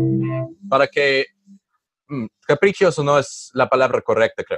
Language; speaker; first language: Spanish; non-native, learner; English